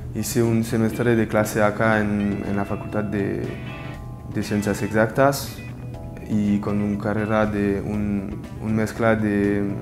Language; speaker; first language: Spanish; non-native, learner; French